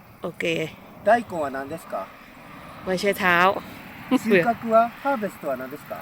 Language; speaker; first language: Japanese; non-native, learner; Thai